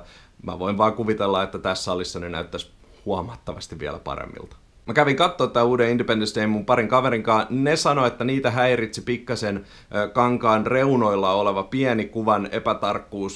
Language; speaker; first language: Finnish; native; Finnish